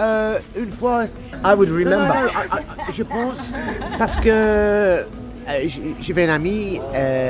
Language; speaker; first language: French; non-native, learner; English